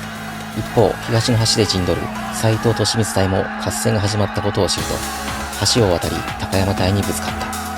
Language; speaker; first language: Japanese; native; Japanese